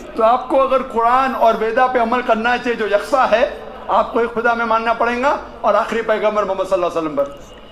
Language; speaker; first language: Hindi; non-native, local second language; Konkani